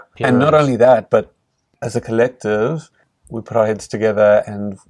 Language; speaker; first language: English; native; English